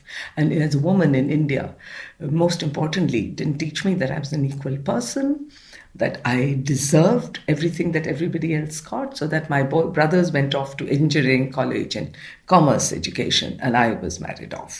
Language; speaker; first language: English; non-native, local second language; Marathi